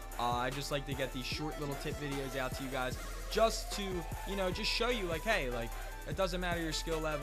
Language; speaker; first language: English; native; English